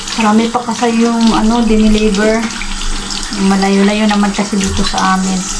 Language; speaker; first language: Filipino; non-native, local second language; Cebuano